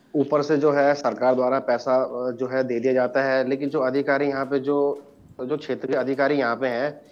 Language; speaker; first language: Hindi; native; Hindi